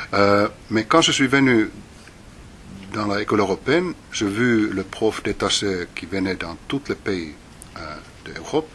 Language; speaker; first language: French; non-native, fluent; Finnish